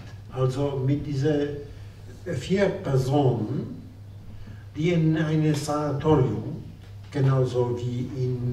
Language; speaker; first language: German; non-native, fluent; Polish